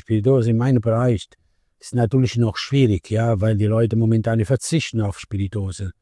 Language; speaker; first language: German; non-native, fluent; Italian